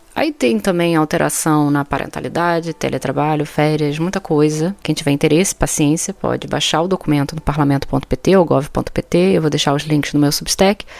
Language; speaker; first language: Portuguese; native; Portuguese